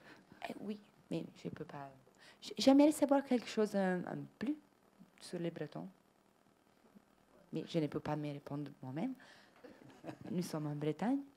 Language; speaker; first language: French; non-native, learner; Italian